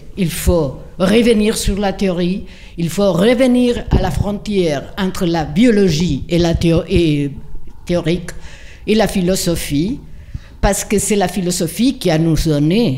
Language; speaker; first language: French; non-native, fluent; Spanish